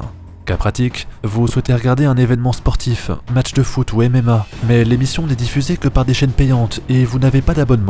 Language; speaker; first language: French; native; French